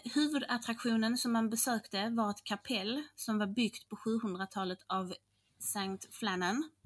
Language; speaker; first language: Swedish; native; Swedish